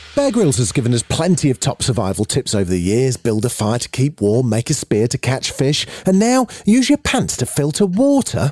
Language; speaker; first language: English; native; English